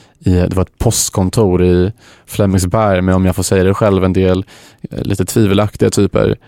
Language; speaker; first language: Swedish; native; Swedish